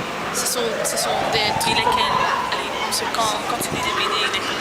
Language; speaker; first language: French; non-native, learner; Dutch